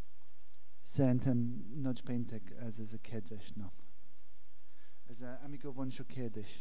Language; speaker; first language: Hungarian; non-native, learner; English